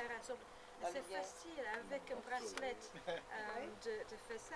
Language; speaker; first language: French; non-native, learner; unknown